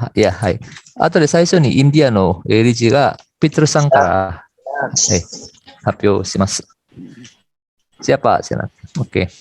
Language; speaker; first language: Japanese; non-native, fluent; Indonesian